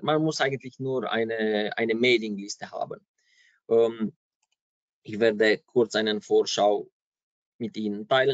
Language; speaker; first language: German; non-native, fluent; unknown